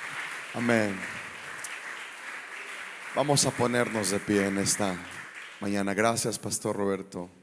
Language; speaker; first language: Spanish; native; Spanish